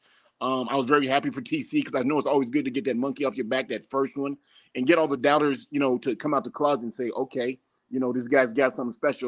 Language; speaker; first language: English; native; English